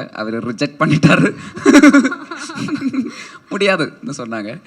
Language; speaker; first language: Tamil; non-native, learner; Malayalam